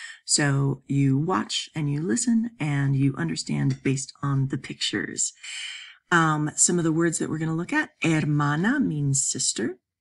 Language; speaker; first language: English; native; English